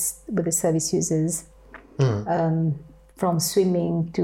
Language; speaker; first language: English; non-native, fluent; French